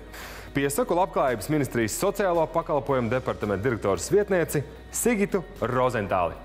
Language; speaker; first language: Latvian; native; Latvian